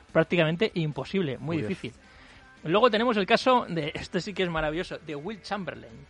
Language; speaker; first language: Spanish; native; Spanish